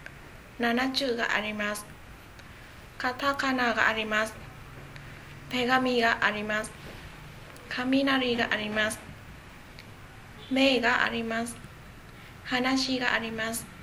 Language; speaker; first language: Japanese; non-native, learner; Vietnamese